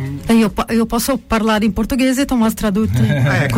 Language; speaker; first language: Italian; non-native, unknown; Portuguese